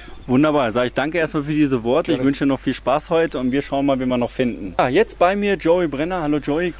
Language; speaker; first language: German; native; German